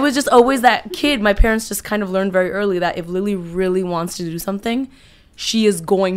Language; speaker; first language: English; native; English